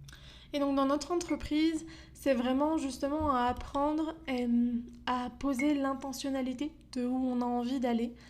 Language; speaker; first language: French; native; French